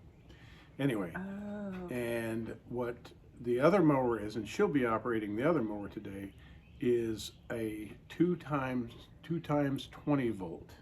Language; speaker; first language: English; native; English